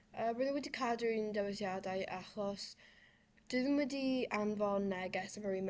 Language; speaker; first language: Welsh; non-native, local second language; English